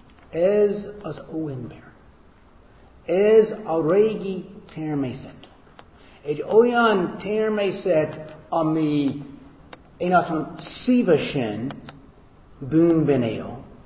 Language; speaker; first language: Hungarian; non-native, fluent; English